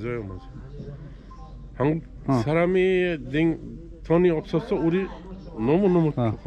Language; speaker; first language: Korean; non-native, learner; Uzbek